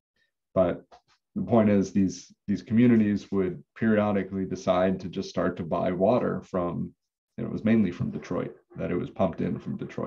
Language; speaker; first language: English; native; English